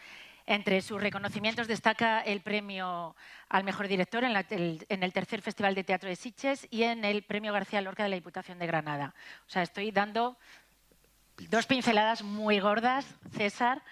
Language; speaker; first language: Spanish; native; Spanish